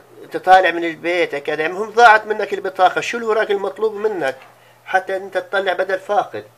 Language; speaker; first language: Arabic; native; Arabic